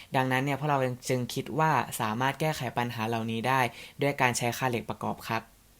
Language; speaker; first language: Thai; native; Thai